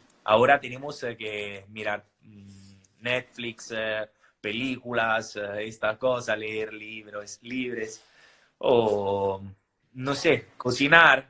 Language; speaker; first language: Spanish; non-native, fluent; Italian